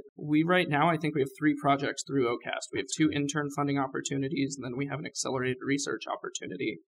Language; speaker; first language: English; native; English